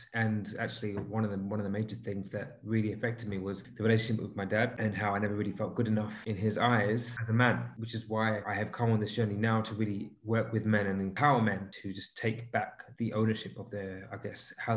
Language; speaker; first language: English; native; English